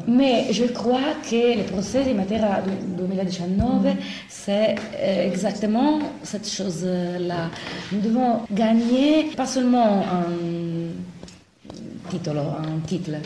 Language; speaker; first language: French; non-native, fluent; Italian